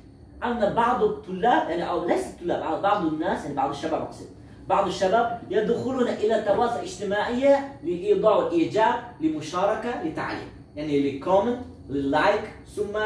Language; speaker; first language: Arabic; non-native, learner; Uzbek